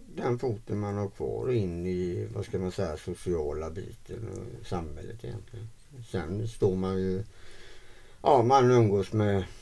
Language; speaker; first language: Swedish; native; Swedish